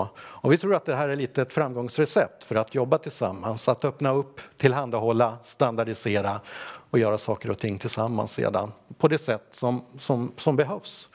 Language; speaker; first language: Swedish; native; Swedish